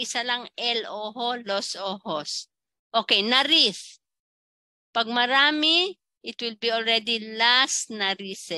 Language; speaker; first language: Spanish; non-native, learner; Filipino